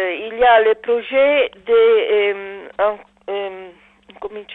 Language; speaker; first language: French; non-native, learner; Italian